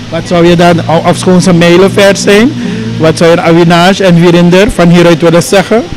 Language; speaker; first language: Dutch; native; Dutch